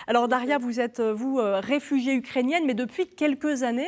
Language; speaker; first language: French; native; French